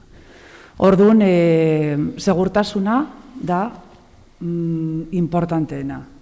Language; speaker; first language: Basque; non-native, local second language; Spanish